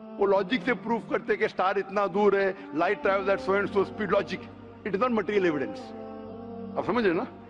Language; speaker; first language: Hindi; non-native, local second language; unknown